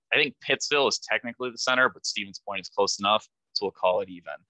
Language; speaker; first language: English; native; English